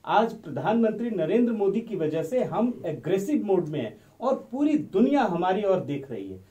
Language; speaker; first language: Hindi; native; Hindi